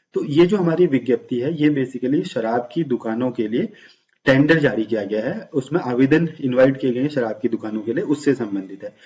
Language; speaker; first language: Hindi; native; Hindi